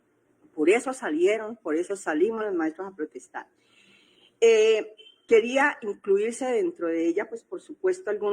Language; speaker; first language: Spanish; native; Spanish